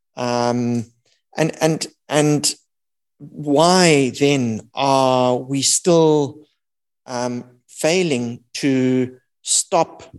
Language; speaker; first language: English; native; English